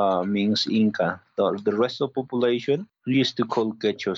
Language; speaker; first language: English; non-native, learner; Spanish